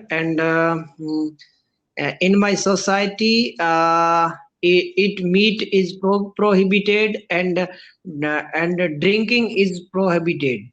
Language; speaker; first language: English; non-native, learner; Rajasthani